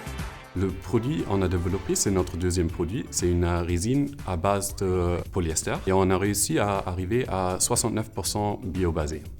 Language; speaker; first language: French; non-native, fluent; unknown